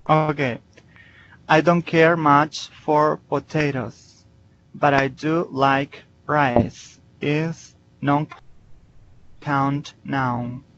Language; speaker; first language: English; non-native, learner; Spanish